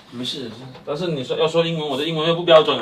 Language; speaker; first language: Chinese; native; Chinese